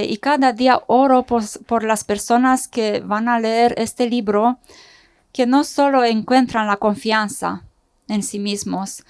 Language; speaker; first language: Spanish; non-native, fluent; Romanian